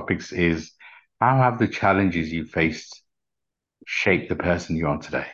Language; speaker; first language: English; native; English